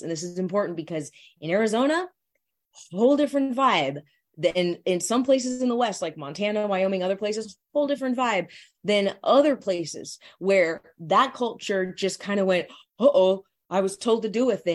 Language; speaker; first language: English; native; English